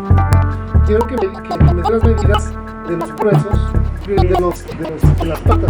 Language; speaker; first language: Spanish; native; Spanish